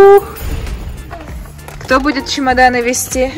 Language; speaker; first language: Russian; native; Russian